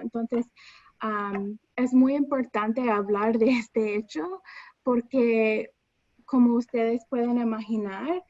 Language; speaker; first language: Spanish; non-native, fluent; English